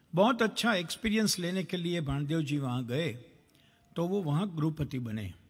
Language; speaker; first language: Hindi; non-native, local second language; Gujarati